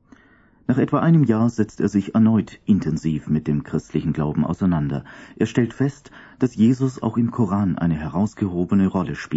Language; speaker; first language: German; native; German